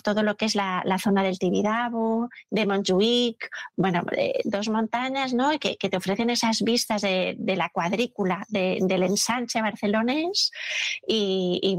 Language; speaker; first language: Spanish; native; Spanish